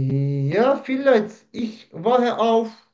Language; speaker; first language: German; non-native, learner; Turkish